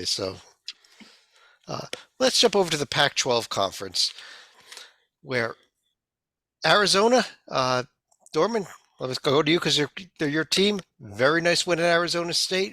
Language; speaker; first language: English; native; English